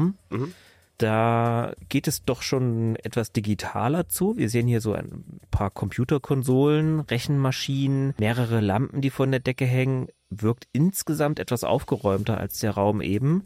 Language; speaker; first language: German; native; German